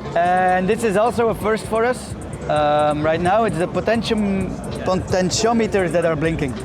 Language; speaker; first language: English; non-native, fluent; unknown